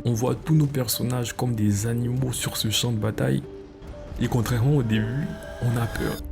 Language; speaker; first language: French; native; French